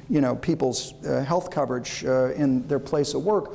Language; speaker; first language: English; native; English